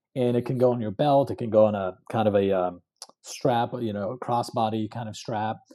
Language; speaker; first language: English; non-native, local second language; Cantonese